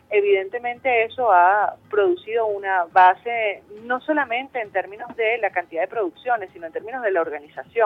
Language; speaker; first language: Spanish; native; Spanish